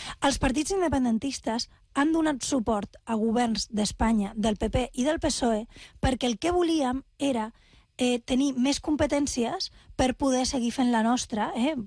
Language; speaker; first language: Catalan; non-native, local second language; Spanish